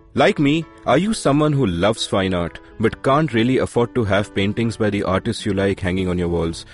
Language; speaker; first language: English; non-native, local second language; Hindi